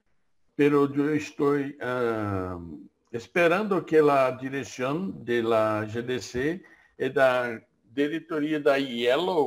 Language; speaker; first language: Spanish; non-native, learner; Portuguese